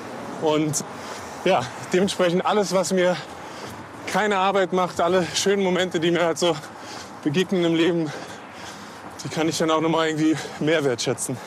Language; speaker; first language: German; native; German